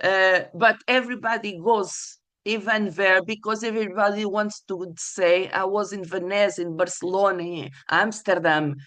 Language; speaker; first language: English; non-native, fluent; Portuguese